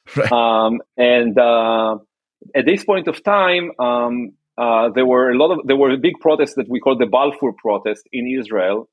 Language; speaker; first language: English; non-native, fluent; Hebrew